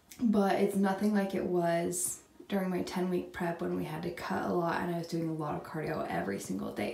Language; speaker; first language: English; native; English